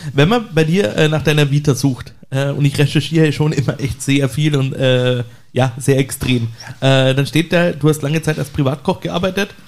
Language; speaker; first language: German; native; German